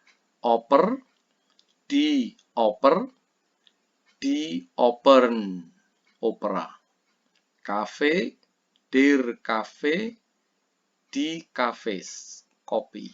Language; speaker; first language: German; non-native, fluent; Indonesian